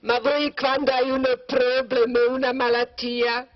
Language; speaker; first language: Italian; non-native, learner; Croatian